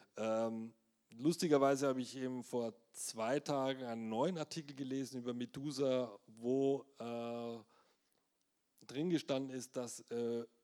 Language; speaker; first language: German; native; German